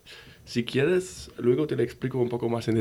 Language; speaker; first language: Spanish; non-native, fluent; German